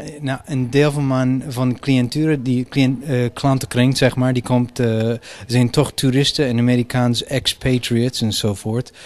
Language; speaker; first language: Dutch; non-native, fluent; English